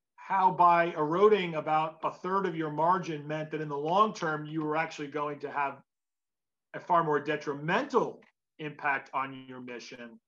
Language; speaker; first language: English; native; English